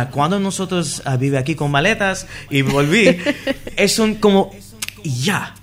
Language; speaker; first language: Spanish; non-native, learner; English